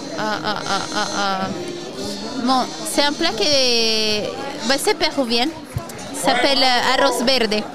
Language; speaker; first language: French; non-native, learner; Spanish